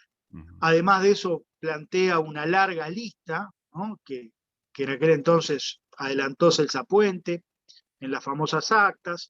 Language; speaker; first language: Spanish; native; Spanish